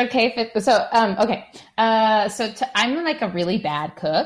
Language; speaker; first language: English; native; English